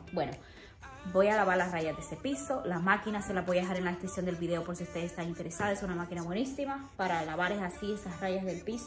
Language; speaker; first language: Spanish; native; Spanish